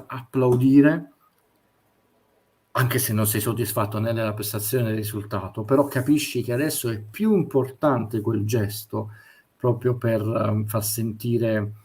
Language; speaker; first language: Italian; native; Italian